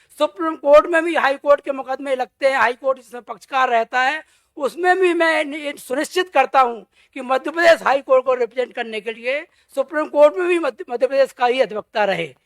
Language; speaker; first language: Hindi; native; Hindi